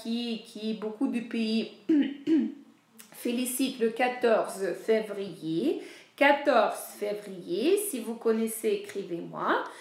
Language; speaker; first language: French; non-native, fluent; Ukrainian